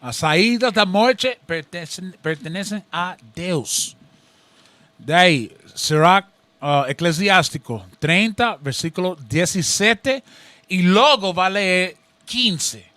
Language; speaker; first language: Portuguese; non-native, learner; Spanish